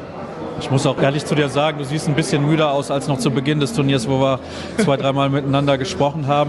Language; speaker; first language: German; native; German